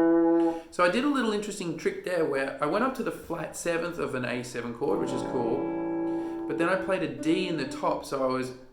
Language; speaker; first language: English; native; English